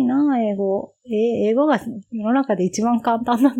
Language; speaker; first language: Japanese; native; Japanese